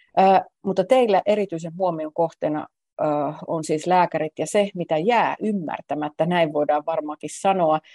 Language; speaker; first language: Finnish; native; Finnish